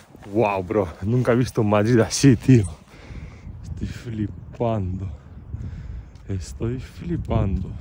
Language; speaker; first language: Spanish; non-native, fluent; Russian